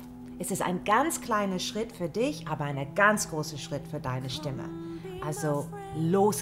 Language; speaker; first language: German; non-native, fluent; English